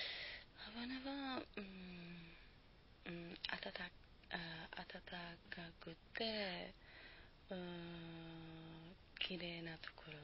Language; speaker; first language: Japanese; non-native, learner; Spanish